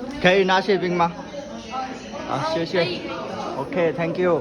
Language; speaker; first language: Chinese; non-native, learner; Bangla